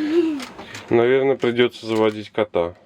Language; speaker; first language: Russian; native; Russian